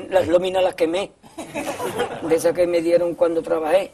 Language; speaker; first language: Spanish; native; Spanish